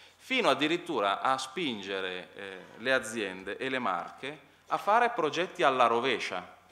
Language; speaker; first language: Italian; native; Italian